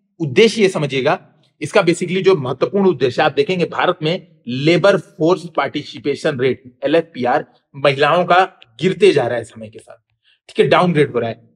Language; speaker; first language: Hindi; native; Hindi